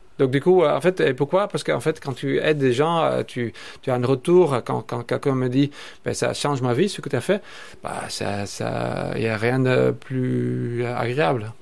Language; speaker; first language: French; non-native, fluent; Dutch